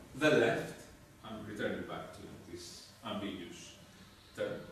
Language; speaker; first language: English; non-native, fluent; Greek